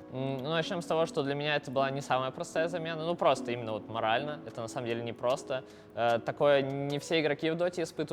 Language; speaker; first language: Russian; native; Russian